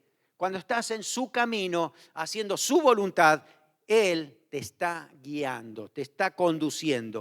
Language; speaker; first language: Spanish; native; Spanish